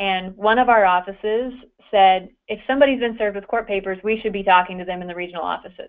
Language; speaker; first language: English; native; English